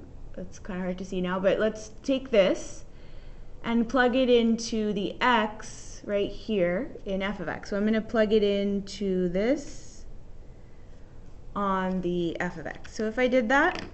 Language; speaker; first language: English; native; English